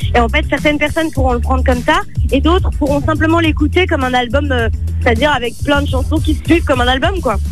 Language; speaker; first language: French; native; French